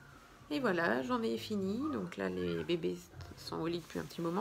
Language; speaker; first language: French; native; French